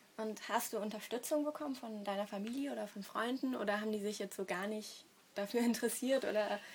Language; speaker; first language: German; native; German